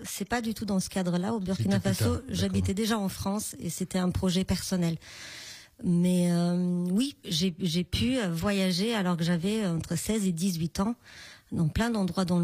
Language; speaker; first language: French; non-native, fluent; Romanian